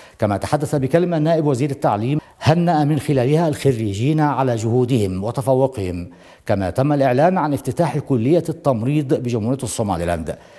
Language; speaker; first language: Arabic; non-native, local second language; Somali